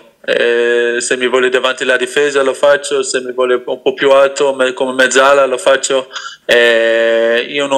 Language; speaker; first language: Italian; non-native, fluent; Dutch